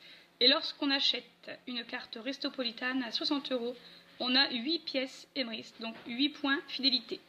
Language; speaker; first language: French; native; French